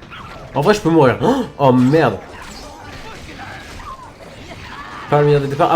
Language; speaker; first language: French; native; French